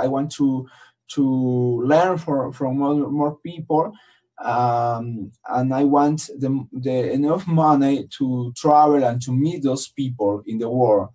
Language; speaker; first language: English; non-native, learner; Spanish